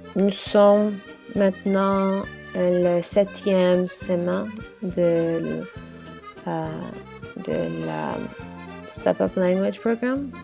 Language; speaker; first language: French; non-native, learner; Arabic